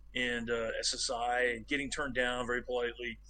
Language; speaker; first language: English; native; English